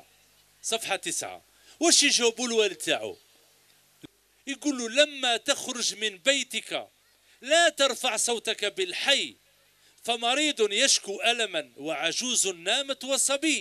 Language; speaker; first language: Arabic; native; Arabic